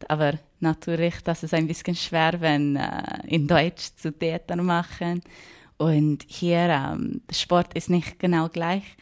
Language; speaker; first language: German; non-native, learner; English